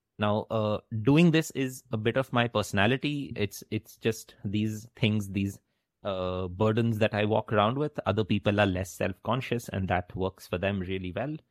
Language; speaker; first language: English; non-native, local second language; Hindi